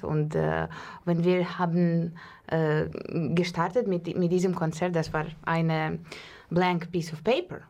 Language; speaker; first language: German; non-native, fluent; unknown